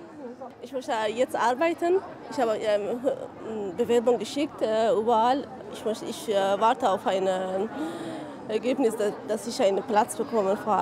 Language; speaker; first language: German; non-native, learner; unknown